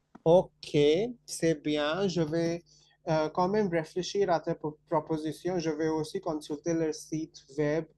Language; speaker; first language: French; non-native, fluent; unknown